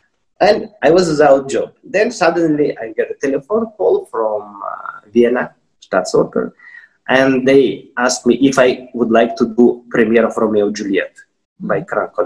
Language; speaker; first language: English; non-native, fluent; Russian